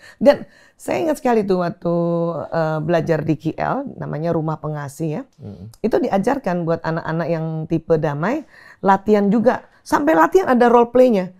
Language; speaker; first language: Indonesian; native; Indonesian